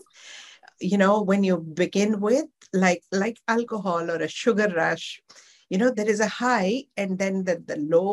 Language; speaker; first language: English; non-native, local second language; Gujarati